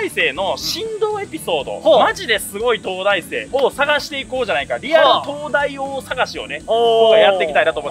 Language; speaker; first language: Japanese; native; Japanese